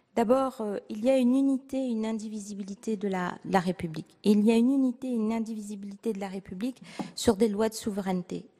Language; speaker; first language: French; native; French